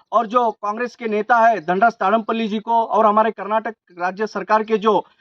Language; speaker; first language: Hindi; non-native, local second language; Urdu